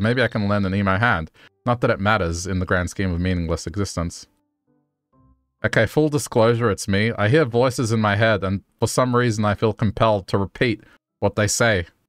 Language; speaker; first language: English; native; English